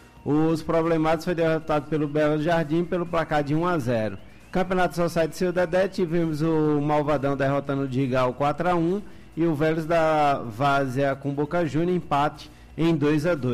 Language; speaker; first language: Portuguese; native; Portuguese